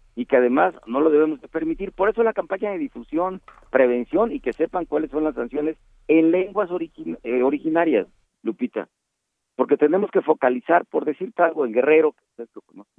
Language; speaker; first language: Spanish; native; Spanish